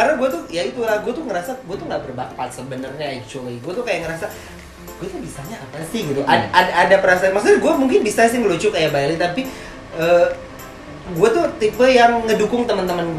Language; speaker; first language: Indonesian; native; Indonesian